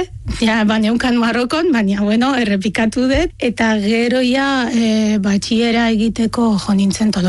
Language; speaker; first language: Basque; non-native, fluent; Arabic